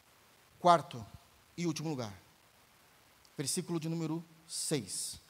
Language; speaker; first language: Portuguese; native; Portuguese